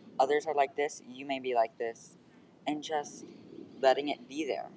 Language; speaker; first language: English; native; English